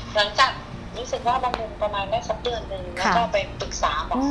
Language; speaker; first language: Thai; native; Thai